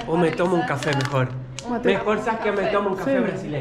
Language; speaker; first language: Spanish; non-native, learner; Portuguese